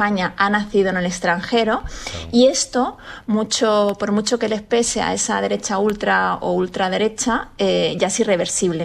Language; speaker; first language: Spanish; native; Spanish